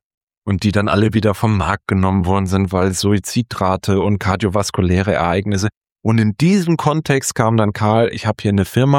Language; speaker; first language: German; native; German